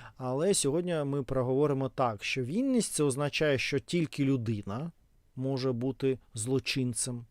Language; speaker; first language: Ukrainian; non-native, local second language; Russian